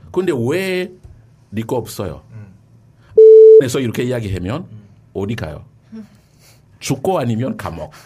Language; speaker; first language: Korean; non-native, learner; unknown